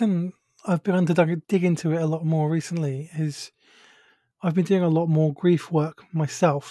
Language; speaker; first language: English; native; English